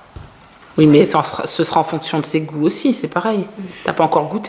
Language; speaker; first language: French; native; French